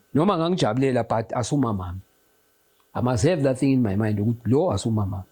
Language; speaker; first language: Zulu; native; Zulu